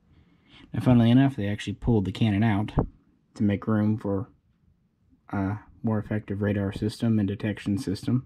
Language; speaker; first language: English; native; English